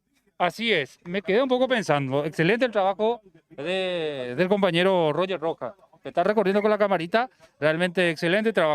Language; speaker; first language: Spanish; native; Spanish